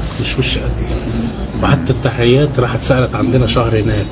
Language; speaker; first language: Arabic; native; Arabic